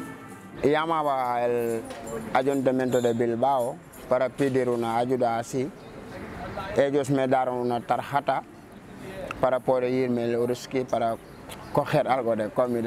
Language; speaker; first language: Spanish; non-native, local second language; Wolof